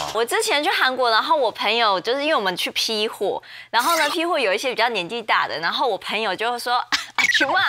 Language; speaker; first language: Chinese; non-native, fluent; English